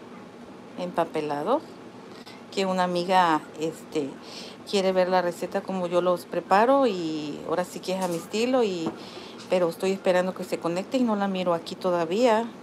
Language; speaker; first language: Spanish; native; Spanish